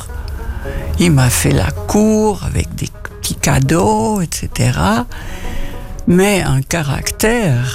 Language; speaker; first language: French; non-native, fluent; Dutch